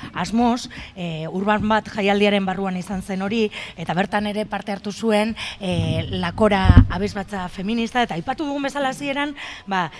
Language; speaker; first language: Basque; native; Basque